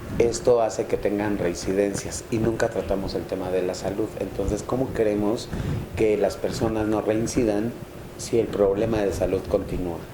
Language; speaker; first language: Spanish; native; Spanish